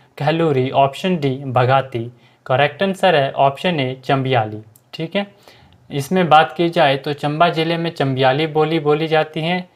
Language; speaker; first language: Hindi; native; Hindi